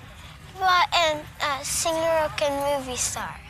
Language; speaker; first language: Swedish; early bilingual, heritage; Swedish